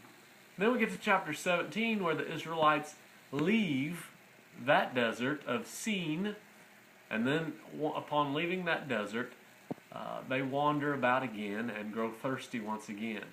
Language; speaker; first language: English; native; English